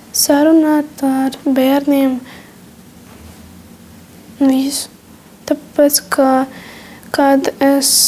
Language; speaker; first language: Latvian; non-native, learner; Russian